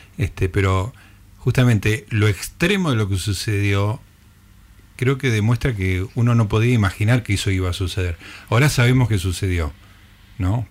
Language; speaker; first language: Spanish; native; Spanish